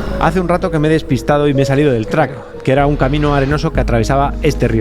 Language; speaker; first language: Spanish; native; Spanish